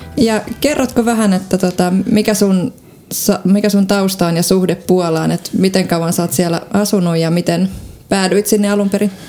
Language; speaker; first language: Finnish; native; Finnish